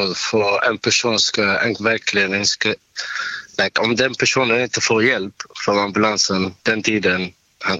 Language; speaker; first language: Swedish; non-native, learner; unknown